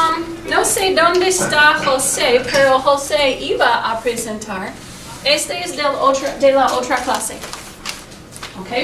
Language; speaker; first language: Spanish; non-native, fluent; English